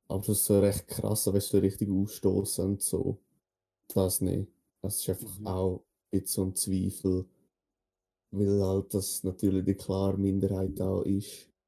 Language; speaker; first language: German; early bilingual, other home language; Dutch